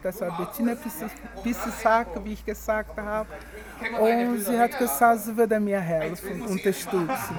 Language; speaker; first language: German; non-native, learner; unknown